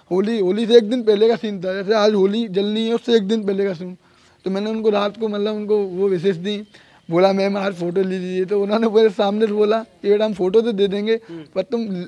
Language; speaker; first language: Hindi; native; Hindi